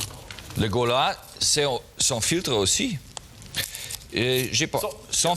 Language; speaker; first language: French; non-native, learner; German